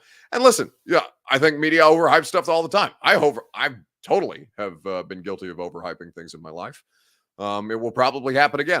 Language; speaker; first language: English; native; English